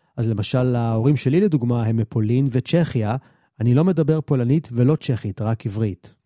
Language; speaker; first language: Hebrew; native; Hebrew